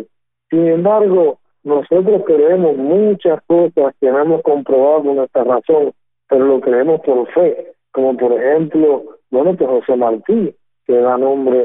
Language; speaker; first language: Spanish; native; Spanish